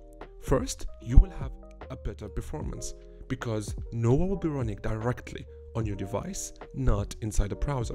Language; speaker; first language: English; non-native, fluent; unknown